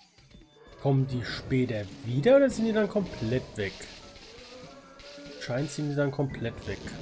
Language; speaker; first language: German; native; German